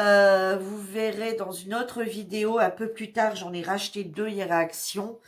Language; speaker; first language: French; native; French